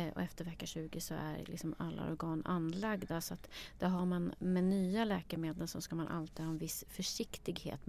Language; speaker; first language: Swedish; native; Swedish